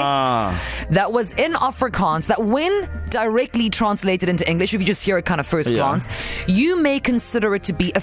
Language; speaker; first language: English; native; English